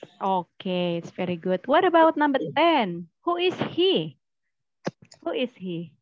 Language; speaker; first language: English; non-native, fluent; Indonesian